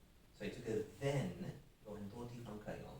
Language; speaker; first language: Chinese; non-native, fluent; English